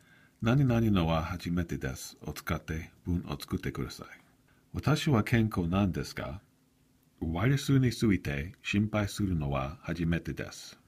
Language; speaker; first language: Japanese; non-native, learner; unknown